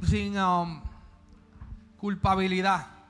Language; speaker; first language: Spanish; early bilingual, heritage; Spanish